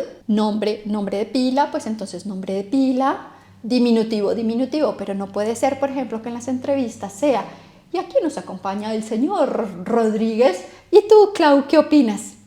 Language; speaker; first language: Spanish; native; Spanish